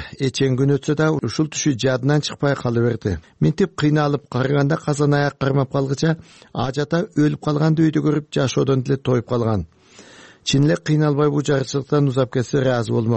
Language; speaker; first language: Kyrgyz; native; Kyrgyz